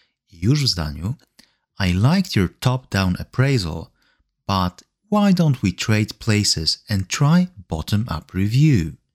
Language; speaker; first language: English; non-native, fluent; Polish